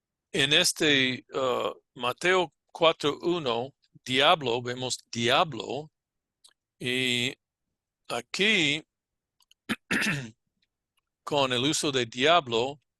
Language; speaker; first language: Spanish; non-native, fluent; English